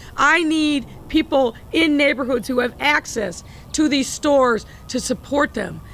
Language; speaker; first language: English; native; English